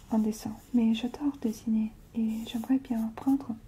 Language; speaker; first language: French; non-native, fluent; Italian